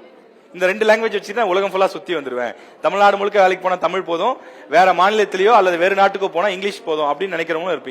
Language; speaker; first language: Tamil; native; Tamil